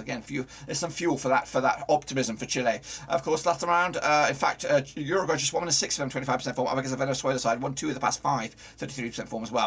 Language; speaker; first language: English; native; English